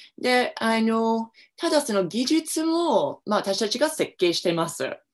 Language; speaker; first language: Japanese; non-native, fluent; English